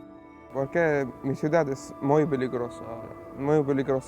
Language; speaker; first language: Spanish; non-native, learner; Arabic